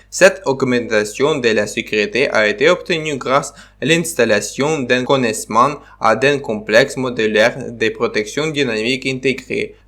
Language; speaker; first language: French; non-native, learner; Ukrainian